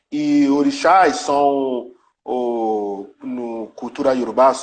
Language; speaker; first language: Portuguese; non-native, learner; Yoruba